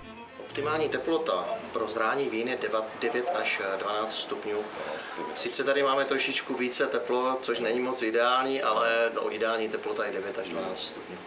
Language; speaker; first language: Czech; native; Czech